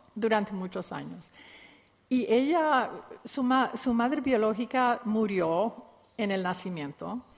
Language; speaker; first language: Spanish; non-native, fluent; English